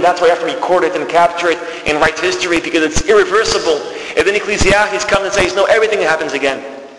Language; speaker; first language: English; non-native, fluent; Hebrew